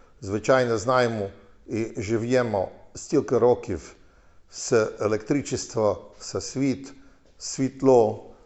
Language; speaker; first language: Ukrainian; non-native, learner; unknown